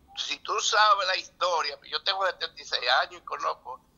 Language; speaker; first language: Spanish; native; Spanish